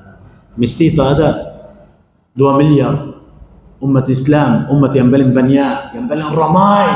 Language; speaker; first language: Indonesian; non-native, fluent; Arabic